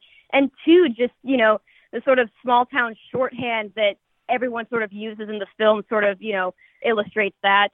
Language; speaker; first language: English; native; English